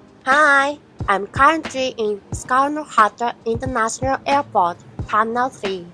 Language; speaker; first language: English; non-native, fluent; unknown